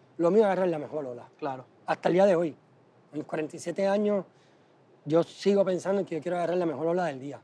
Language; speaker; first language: Spanish; native; Spanish